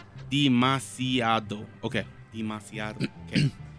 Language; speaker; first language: Spanish; non-native, learner; English